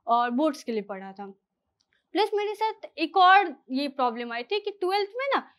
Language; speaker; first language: Hindi; native; Hindi